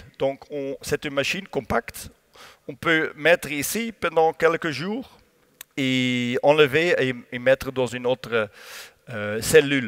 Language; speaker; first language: French; non-native, learner; Dutch